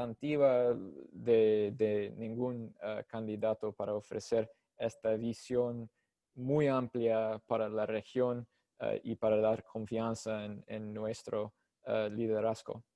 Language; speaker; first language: Spanish; non-native, fluent; English